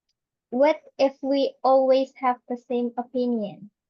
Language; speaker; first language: English; non-native, fluent; Indonesian